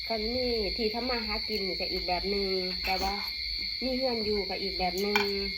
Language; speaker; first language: Thai; native; Thai